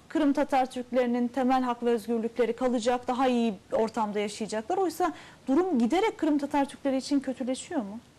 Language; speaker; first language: Turkish; native; Turkish